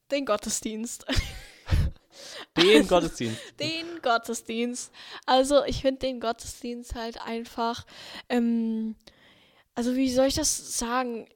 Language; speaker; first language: German; native; German